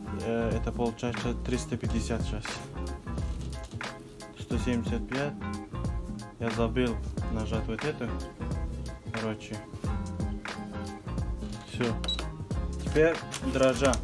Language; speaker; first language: Russian; non-native, learner; Turkmen